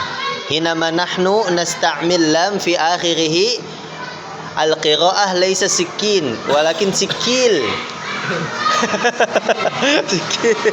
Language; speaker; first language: Arabic; non-native, fluent; Indonesian